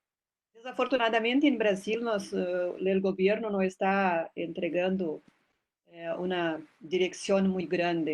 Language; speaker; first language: Spanish; non-native, fluent; Portuguese